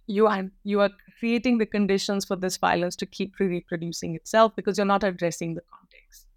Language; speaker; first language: English; non-native, local second language; Hindi